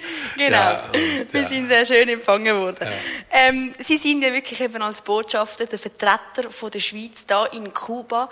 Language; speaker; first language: German; native; German